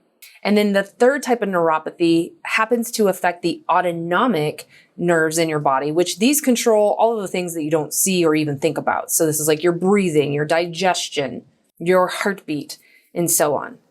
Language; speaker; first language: English; native; English